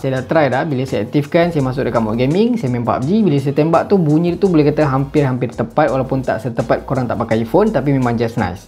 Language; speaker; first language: Malay; native; Malay